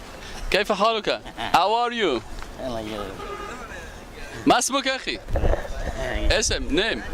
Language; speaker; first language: Arabic; non-native, learner; Persian